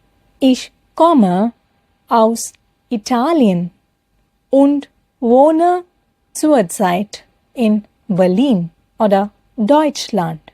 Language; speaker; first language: German; non-native, fluent; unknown